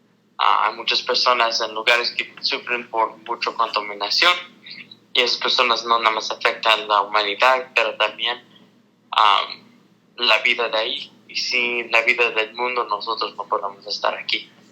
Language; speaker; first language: Spanish; early bilingual, heritage; Spanish